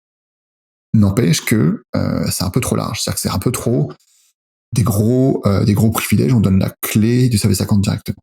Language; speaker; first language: French; native; French